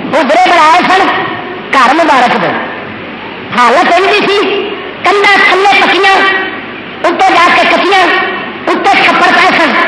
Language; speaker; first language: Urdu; non-native, local second language; Saraiki